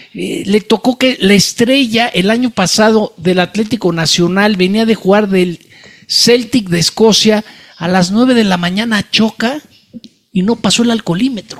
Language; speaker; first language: Spanish; native; Spanish